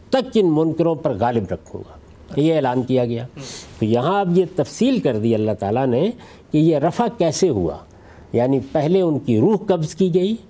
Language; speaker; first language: Urdu; non-native, local second language; Punjabi